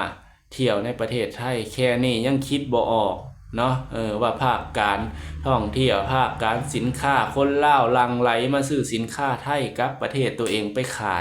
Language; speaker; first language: Thai; non-native, local second language; Lao